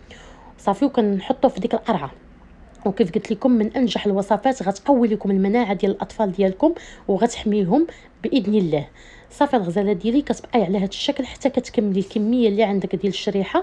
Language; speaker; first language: Arabic; native; Arabic